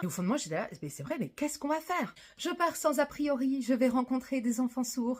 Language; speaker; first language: French; native; French